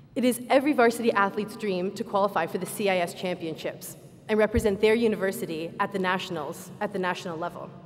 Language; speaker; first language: English; native; English